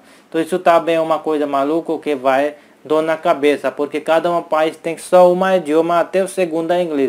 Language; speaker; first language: Portuguese; non-native, learner; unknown